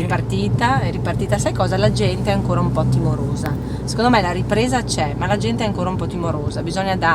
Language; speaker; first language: Italian; native; Italian